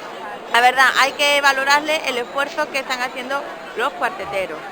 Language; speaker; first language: Spanish; native; Spanish